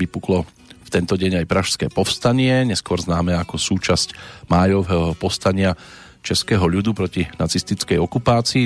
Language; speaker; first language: Slovak; native; Slovak